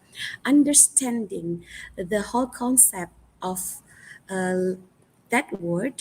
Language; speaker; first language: English; non-native, fluent; Indonesian